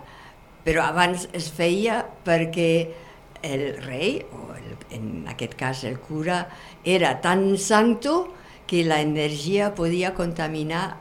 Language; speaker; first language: Catalan; non-native, fluent; German